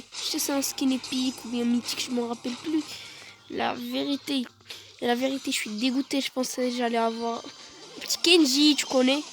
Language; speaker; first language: French; native; French